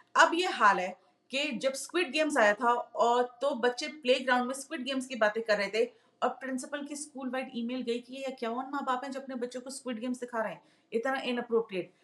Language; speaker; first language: Urdu; native; Urdu